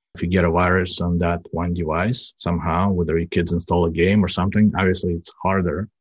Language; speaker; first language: English; early bilingual, other home language; Russian